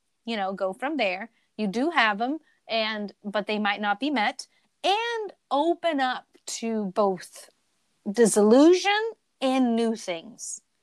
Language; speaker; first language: English; non-native, fluent; Portuguese